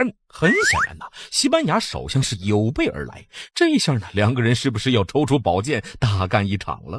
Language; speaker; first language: Chinese; native; Chinese